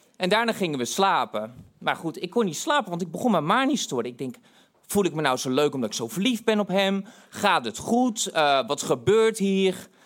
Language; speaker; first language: Dutch; native; Dutch